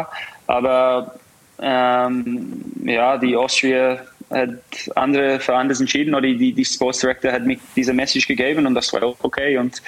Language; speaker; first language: German; non-native, fluent; English